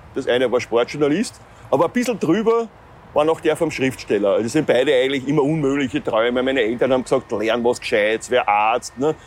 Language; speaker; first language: German; native; German